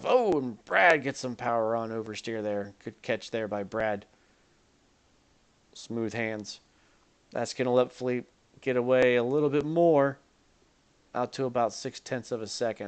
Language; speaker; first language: English; native; English